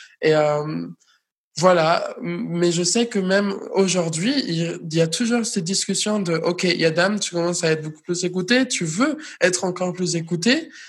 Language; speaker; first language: French; non-native, fluent; Spanish